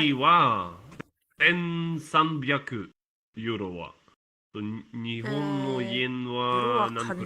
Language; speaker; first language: Japanese; non-native, learner; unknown